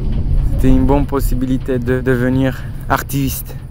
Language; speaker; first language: French; non-native, learner; Kurdish